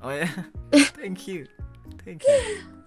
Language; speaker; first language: English; non-native, fluent; Indonesian